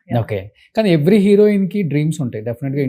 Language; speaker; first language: Telugu; native; Telugu